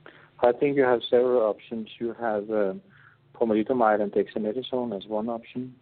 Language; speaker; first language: English; non-native, fluent; Danish